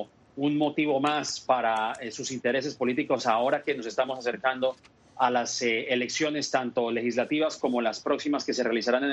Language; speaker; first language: Spanish; native; Spanish